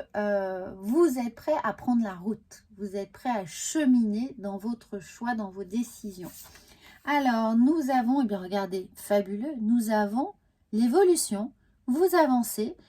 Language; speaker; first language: French; native; French